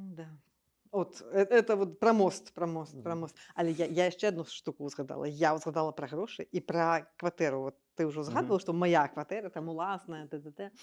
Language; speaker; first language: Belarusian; native; Belarusian